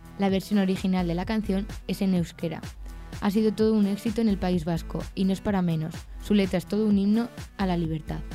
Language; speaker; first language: Spanish; native; Spanish